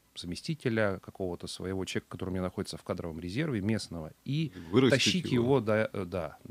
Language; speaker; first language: Russian; native; Russian